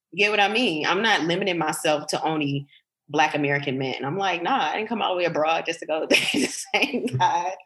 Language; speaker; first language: English; native; English